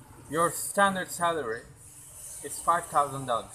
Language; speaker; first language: English; non-native, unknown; Turkish